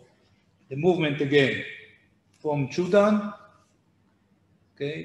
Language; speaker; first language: English; non-native, fluent; Hebrew